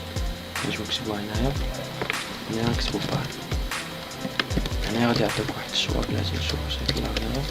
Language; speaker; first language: Arabic; native; Arabic